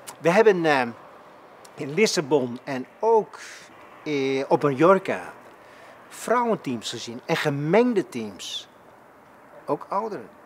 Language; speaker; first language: Dutch; early bilingual, other home language; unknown